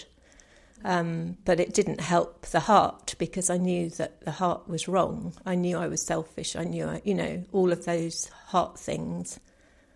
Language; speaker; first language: English; native; English